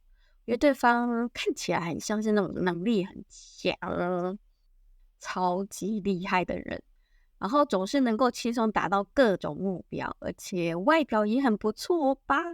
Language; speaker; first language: Chinese; native; Chinese